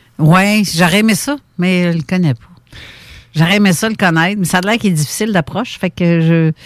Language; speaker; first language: French; native; French